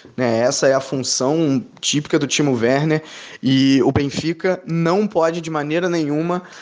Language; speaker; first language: Portuguese; native; Portuguese